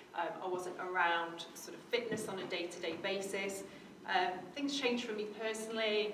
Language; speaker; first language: English; native; English